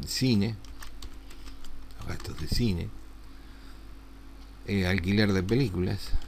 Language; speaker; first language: Spanish; native; Spanish